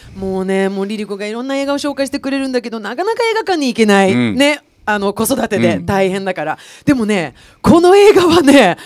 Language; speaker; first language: Japanese; non-native, fluent; Swedish